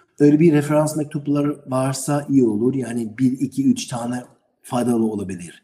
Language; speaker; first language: Turkish; non-native, learner; German